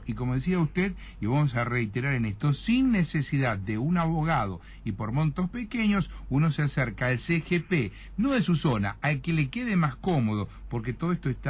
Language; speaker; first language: Spanish; native; Spanish